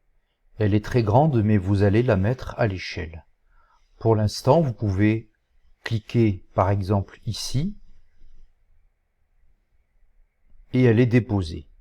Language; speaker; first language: French; native; French